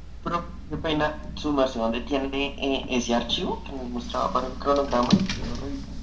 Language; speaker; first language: Spanish; native; Spanish